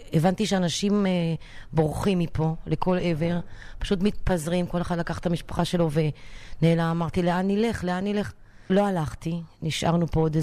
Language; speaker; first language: Hebrew; native; Hebrew